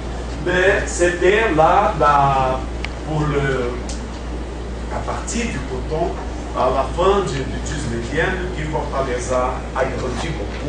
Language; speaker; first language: French; non-native, fluent; Portuguese